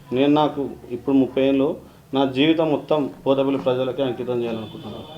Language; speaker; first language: Telugu; native; Telugu